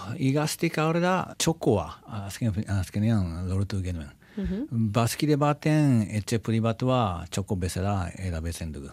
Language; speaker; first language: Basque; non-native, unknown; Japanese